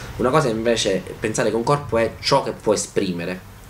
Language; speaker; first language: Italian; native; Italian